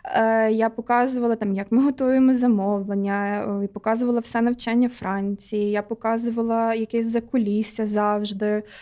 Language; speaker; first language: Ukrainian; non-native, local second language; Russian